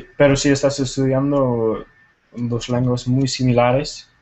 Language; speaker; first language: Spanish; non-native, fluent; Tamil